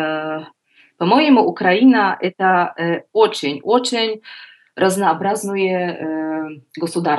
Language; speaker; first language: Russian; non-native, learner; Polish